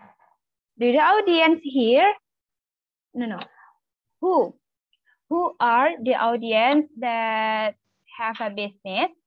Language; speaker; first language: English; non-native, learner; Malay